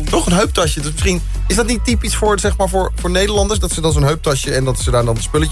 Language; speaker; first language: Dutch; native; Dutch